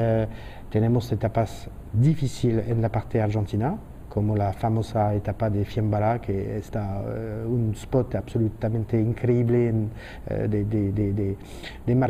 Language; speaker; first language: Spanish; non-native, fluent; French